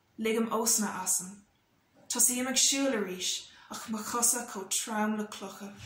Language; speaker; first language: Irish; non-native, local second language; English